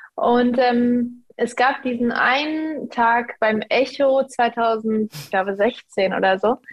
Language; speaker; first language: German; native; German